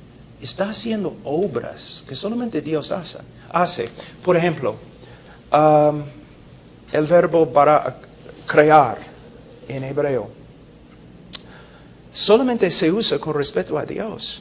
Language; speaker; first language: Spanish; non-native, fluent; English